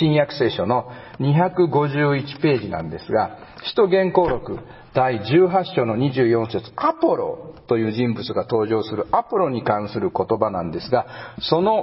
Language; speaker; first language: Japanese; native; Japanese